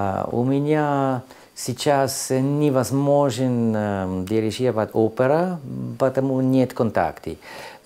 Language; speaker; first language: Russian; non-native, learner; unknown